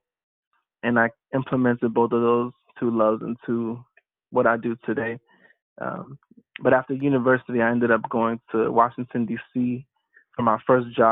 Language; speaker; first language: English; native; English